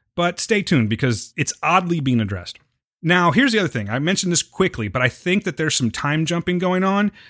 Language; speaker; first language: English; native; English